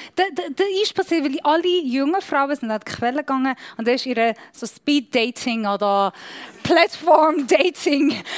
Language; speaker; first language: German; non-native, fluent; Persian